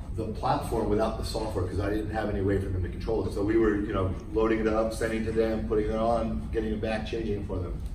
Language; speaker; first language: English; native; English